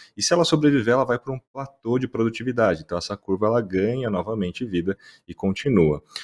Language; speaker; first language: Portuguese; native; Portuguese